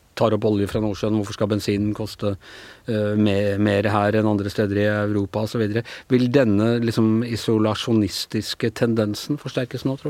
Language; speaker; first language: Norwegian; native; Norwegian